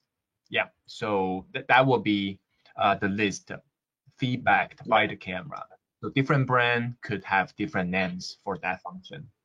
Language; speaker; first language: English; non-native, fluent; Chinese